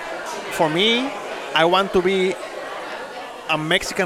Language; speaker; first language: English; non-native, fluent; Spanish